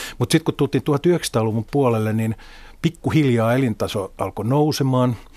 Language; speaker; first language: Finnish; native; Finnish